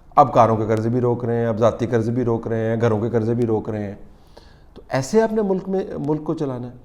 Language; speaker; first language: Urdu; native; Urdu